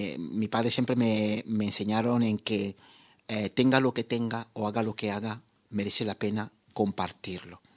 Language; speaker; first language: Spanish; non-native, fluent; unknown